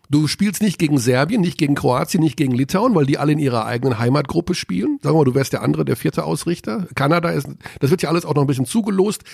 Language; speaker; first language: German; native; German